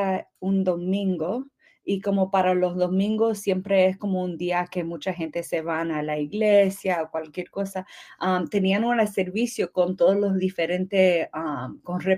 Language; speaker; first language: Spanish; early bilingual, heritage; English